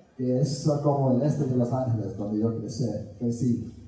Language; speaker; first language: Spanish; early bilingual, heritage; Spanish